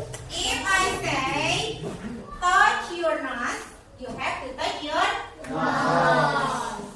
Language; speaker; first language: English; non-native, learner; Indonesian